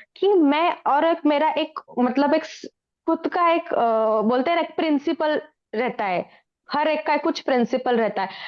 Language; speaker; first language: Hindi; non-native, local second language; Marathi